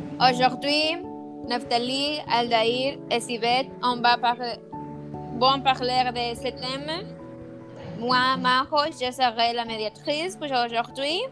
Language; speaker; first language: French; non-native, learner; Spanish